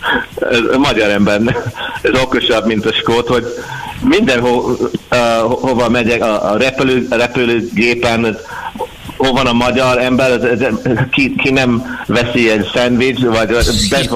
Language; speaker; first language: Hungarian; non-native, learner; English